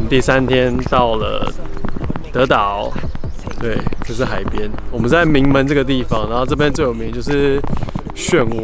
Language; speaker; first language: Chinese; native; Chinese